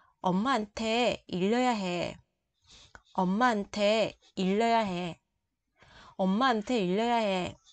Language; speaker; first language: Korean; non-native, fluent; Vietnamese